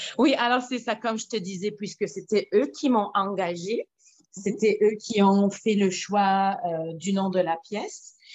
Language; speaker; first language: French; non-native, local second language; Arabic